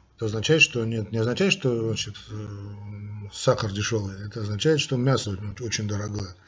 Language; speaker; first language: Russian; non-native, local second language; Armenian